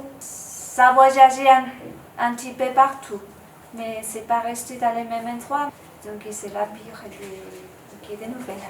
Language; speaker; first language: French; non-native, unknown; Spanish